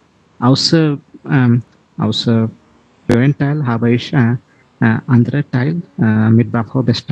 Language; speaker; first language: German; non-native, learner; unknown